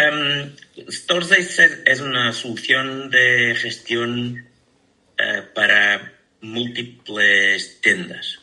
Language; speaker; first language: Spanish; non-native, fluent; Portuguese